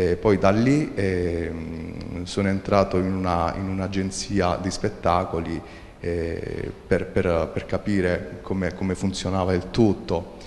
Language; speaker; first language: Italian; native; Italian